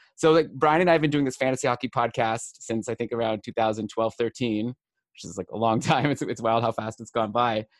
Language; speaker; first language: English; native; English